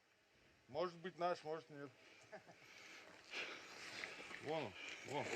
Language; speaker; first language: Russian; native; Russian